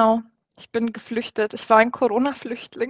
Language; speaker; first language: German; native; German